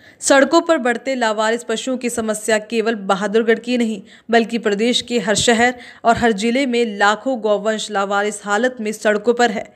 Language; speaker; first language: Hindi; native; Hindi